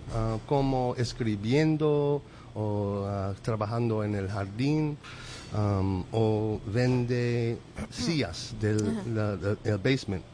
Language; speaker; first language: Spanish; non-native, learner; English